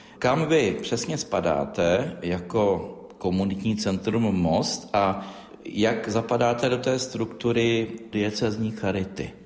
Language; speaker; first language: Czech; native; Czech